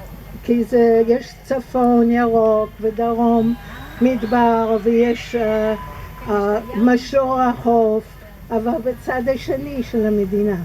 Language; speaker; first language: Hebrew; non-native, fluent; English